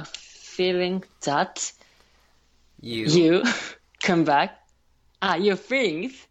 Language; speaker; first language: English; non-native, learner; Japanese